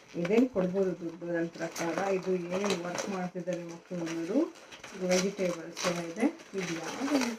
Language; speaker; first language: Kannada; non-native, local second language; Telugu